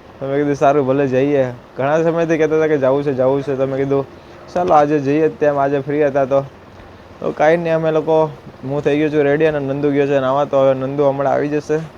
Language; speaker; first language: Gujarati; native; Gujarati